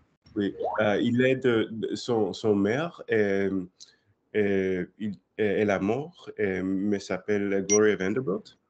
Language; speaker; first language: French; non-native, learner; English